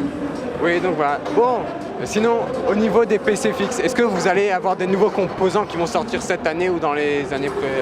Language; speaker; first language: French; native; French